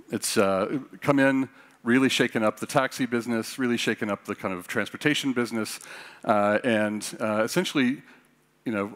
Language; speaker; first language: English; native; English